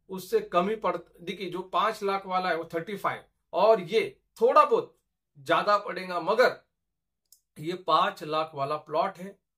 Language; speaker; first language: Hindi; non-native, local second language; Marathi